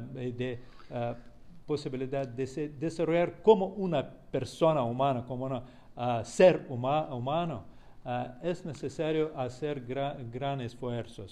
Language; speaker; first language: Spanish; non-native, fluent; Russian